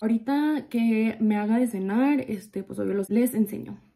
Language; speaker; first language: Spanish; early bilingual, heritage; Spanish